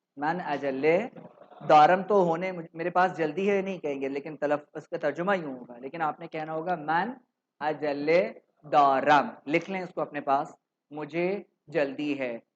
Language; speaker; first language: Urdu; native; Urdu